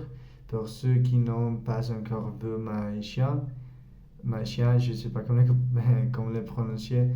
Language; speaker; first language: French; non-native, learner; Spanish